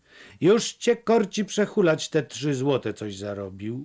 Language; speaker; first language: Polish; native; Polish